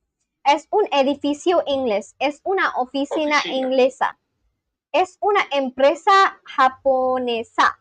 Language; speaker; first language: Spanish; non-native, learner; Bangla